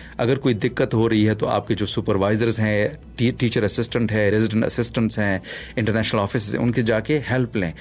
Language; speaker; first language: Urdu; non-native, local second language; Punjabi